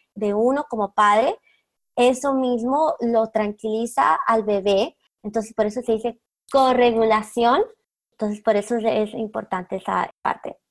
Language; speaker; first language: Spanish; native; Spanish